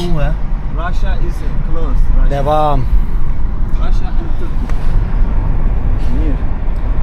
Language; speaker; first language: English; non-native, learner; Turkish